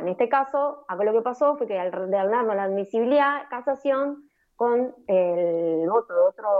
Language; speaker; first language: Spanish; native; Spanish